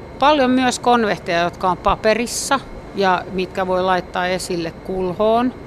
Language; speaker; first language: Finnish; non-native, local second language; Swedish